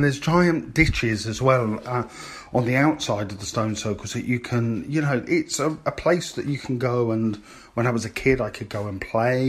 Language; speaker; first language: English; native; English